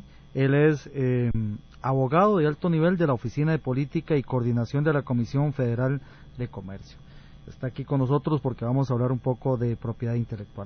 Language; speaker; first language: Spanish; native; Spanish